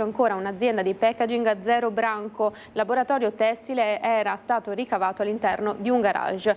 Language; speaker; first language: Italian; native; Italian